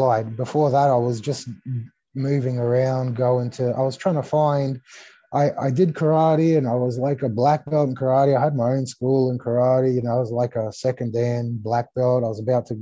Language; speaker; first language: English; early bilingual, other home language; Greek